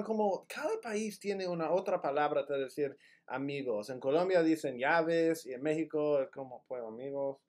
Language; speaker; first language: Spanish; non-native, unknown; English